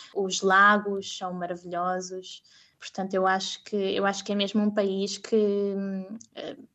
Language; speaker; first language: Portuguese; native; Portuguese